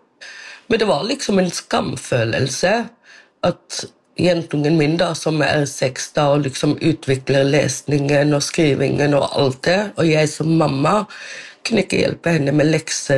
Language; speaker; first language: Norwegian; non-native, local second language; Romany